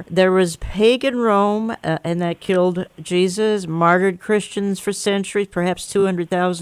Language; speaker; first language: English; native; English